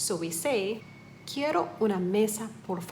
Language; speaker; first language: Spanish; non-native, fluent; English